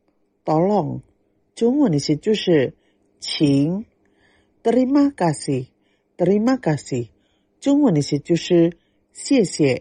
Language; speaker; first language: Chinese; non-native, fluent; Indonesian